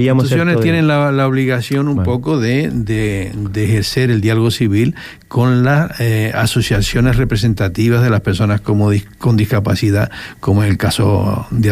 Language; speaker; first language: Spanish; native; Spanish